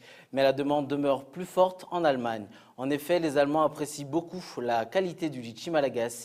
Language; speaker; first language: French; non-native, local second language; Malagasy